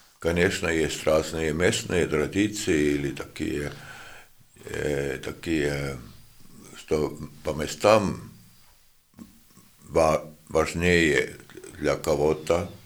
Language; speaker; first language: Russian; non-native, fluent; Estonian